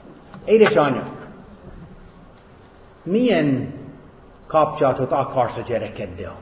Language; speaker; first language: Hungarian; non-native, fluent; English